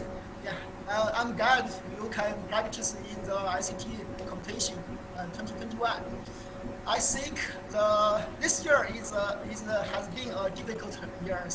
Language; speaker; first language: English; non-native, learner; Chinese